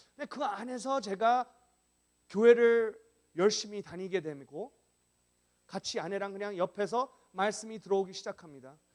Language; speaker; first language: Korean; non-native, fluent; English